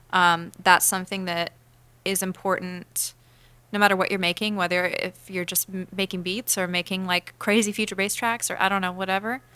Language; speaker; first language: English; native; English